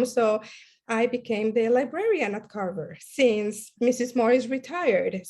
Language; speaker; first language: English; non-native, fluent; Spanish